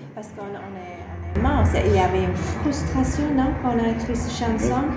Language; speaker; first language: French; non-native, fluent; English